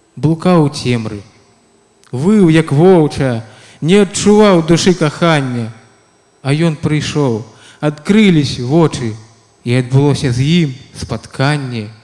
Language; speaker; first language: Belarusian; non-native, local second language; Russian